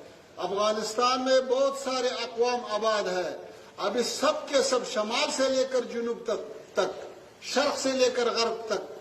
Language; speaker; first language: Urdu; non-native, fluent; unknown